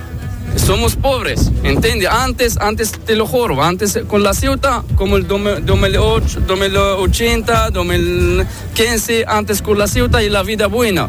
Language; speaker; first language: Spanish; non-native, learner; Arabic